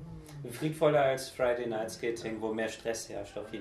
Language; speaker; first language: German; native; German